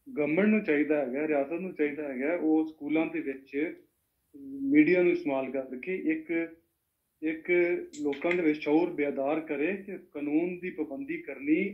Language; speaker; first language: Punjabi; native; Punjabi